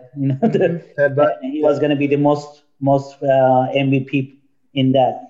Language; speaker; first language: English; non-native, fluent; Turkish